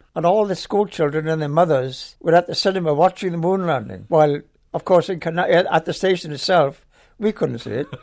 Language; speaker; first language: English; native; English